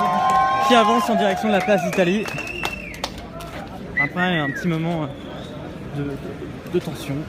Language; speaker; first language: French; native; French